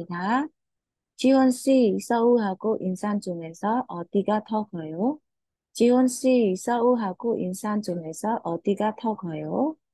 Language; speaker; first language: Korean; non-native, fluent; Khmer